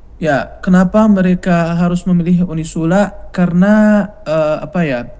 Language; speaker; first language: Indonesian; non-native, fluent; Arabic